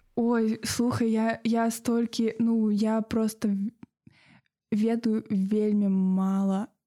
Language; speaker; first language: Belarusian; native; Belarusian